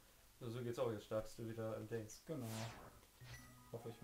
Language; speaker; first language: German; native; German